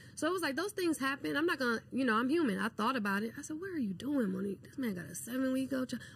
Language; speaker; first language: English; native; English